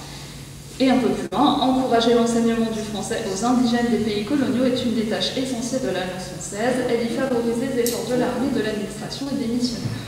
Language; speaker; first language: French; native; French